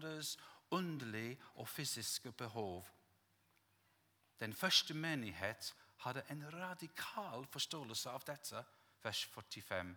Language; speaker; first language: Norwegian; non-native, fluent; English